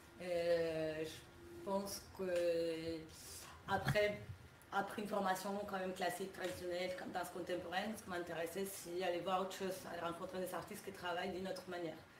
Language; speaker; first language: French; non-native, fluent; Spanish